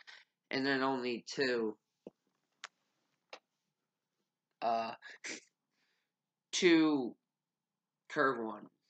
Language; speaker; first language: English; native; English